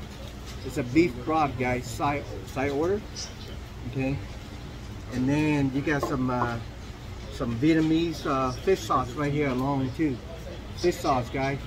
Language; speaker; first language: English; non-native, fluent; Vietnamese